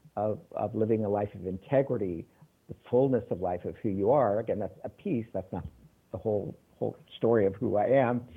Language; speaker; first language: English; native; English